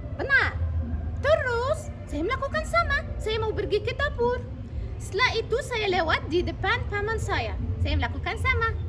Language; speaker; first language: Indonesian; non-native, fluent; Arabic